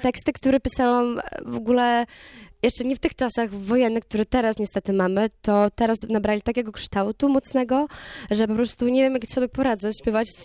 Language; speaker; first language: Polish; non-native, learner; Ukrainian